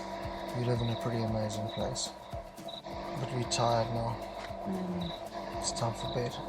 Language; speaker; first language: English; native; English